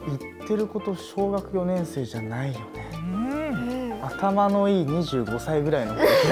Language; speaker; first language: Japanese; native; Japanese